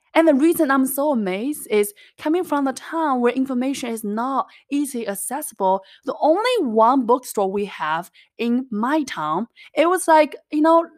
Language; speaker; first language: English; non-native, fluent; Chinese